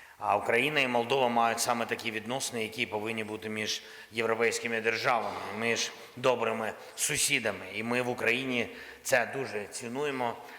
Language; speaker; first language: Ukrainian; non-native, local second language; Russian